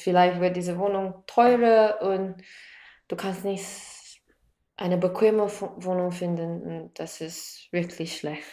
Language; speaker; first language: German; non-native, learner; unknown